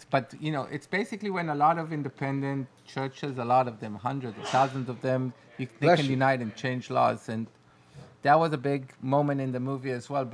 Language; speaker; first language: English; non-native, fluent; Hebrew